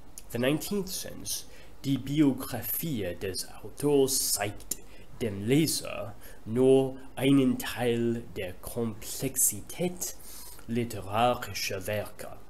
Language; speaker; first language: German; non-native, fluent; English